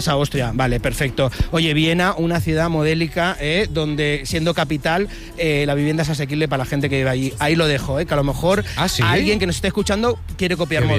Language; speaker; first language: Spanish; native; Spanish